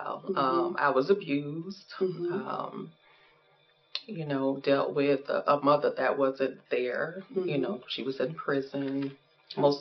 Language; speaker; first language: English; native; English